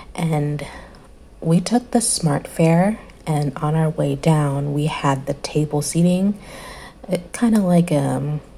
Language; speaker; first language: English; native; English